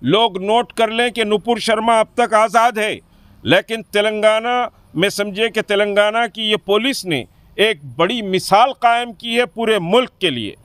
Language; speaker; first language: Hindi; non-native, local second language; Urdu